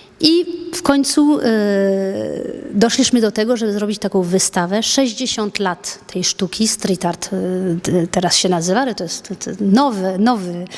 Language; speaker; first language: Polish; early bilingual, heritage; French